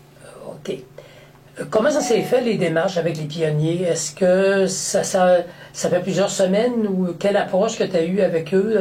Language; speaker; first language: French; native; French